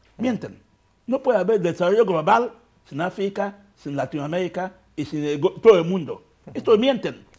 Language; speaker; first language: Spanish; non-native, local second language; Fang